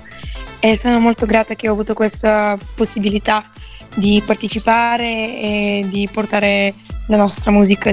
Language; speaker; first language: Italian; non-native, fluent; Bulgarian